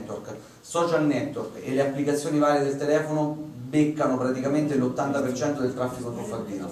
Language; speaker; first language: Italian; native; Italian